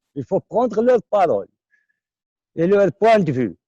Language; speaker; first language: French; non-native, local second language; Arabic